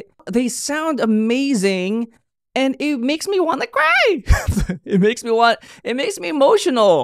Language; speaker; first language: English; native; English